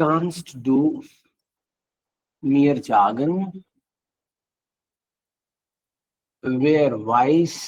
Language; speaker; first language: German; non-native, fluent; Hindi